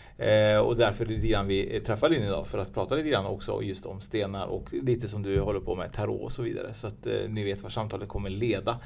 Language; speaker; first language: Swedish; native; Swedish